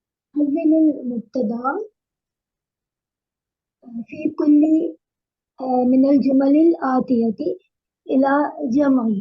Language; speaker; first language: Arabic; non-native, learner; Urdu